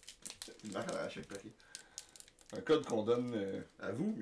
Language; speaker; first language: French; native; French